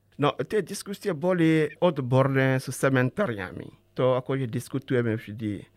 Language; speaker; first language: Slovak; non-native, fluent; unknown